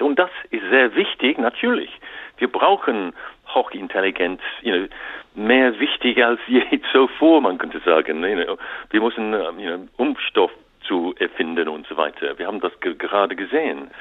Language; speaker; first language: German; non-native, learner; English